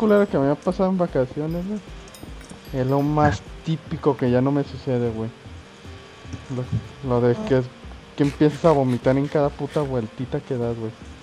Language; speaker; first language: Spanish; native; Spanish